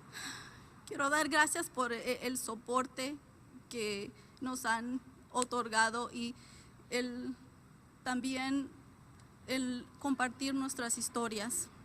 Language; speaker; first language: Spanish; early bilingual, heritage; Spanish